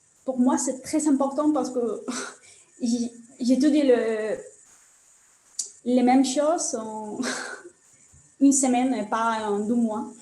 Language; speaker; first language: French; non-native, learner; Spanish